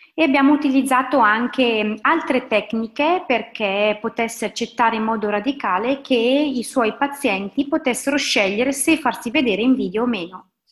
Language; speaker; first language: Italian; native; Italian